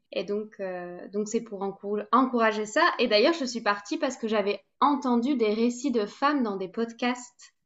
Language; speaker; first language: French; native; French